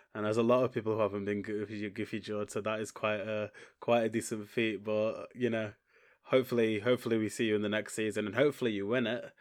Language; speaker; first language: English; native; English